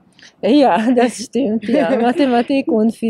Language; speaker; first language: German; non-native, fluent; Hungarian